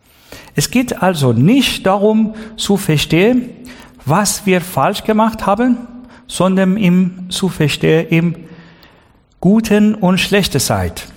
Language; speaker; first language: German; non-native, learner; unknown